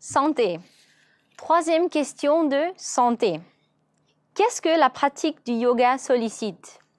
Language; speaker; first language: French; non-native, fluent; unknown